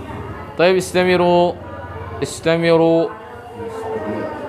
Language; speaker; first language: Arabic; non-native, fluent; Indonesian